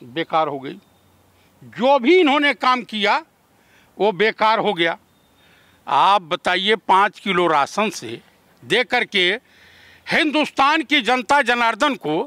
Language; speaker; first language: Hindi; native; Hindi